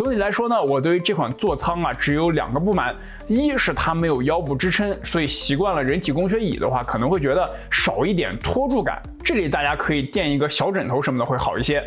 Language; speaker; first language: Chinese; native; Chinese